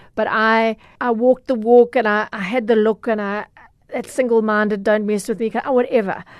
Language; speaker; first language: English; native; English